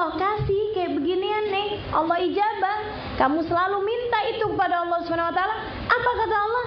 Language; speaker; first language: Indonesian; native; Indonesian